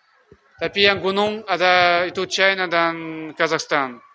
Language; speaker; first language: Indonesian; non-native, learner; Russian